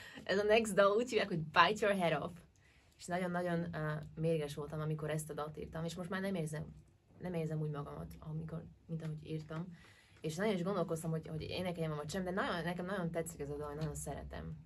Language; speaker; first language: Hungarian; early bilingual, heritage; Hungarian